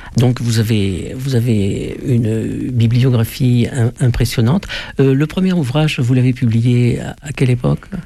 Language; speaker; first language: French; native; French